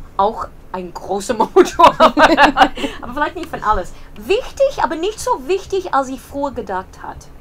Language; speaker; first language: German; non-native, fluent; English